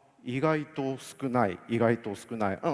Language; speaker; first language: Japanese; native; Japanese